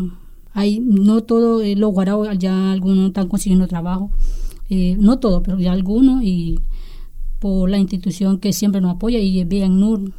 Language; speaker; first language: Spanish; non-native, local second language; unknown